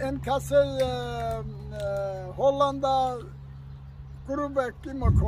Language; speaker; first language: German; non-native, learner; Turkish